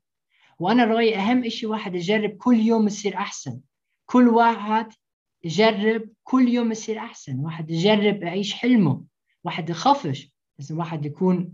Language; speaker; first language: Arabic; early bilingual, heritage; Arabic